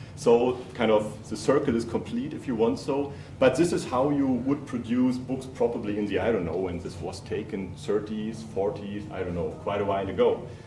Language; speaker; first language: English; non-native, fluent; German